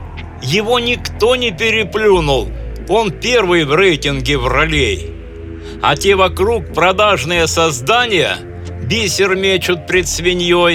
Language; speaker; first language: Russian; native; Russian